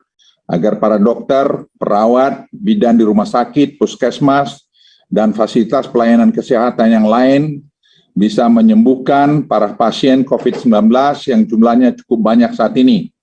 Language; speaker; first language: Indonesian; native; Indonesian